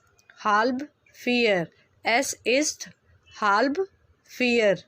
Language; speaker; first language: German; non-native, learner; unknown